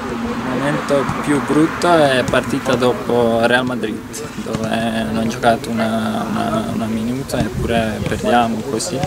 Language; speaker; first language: Italian; non-native, learner; Estonian